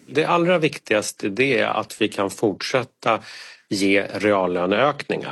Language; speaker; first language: Swedish; native; Swedish